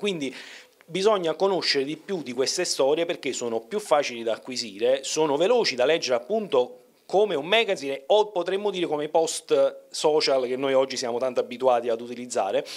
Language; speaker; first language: Italian; native; Italian